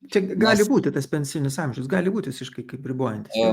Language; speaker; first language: Lithuanian; native; Lithuanian